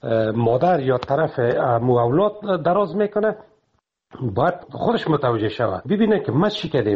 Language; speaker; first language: Persian; native; Persian